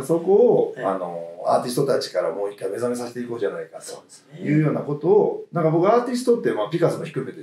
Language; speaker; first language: Japanese; native; Japanese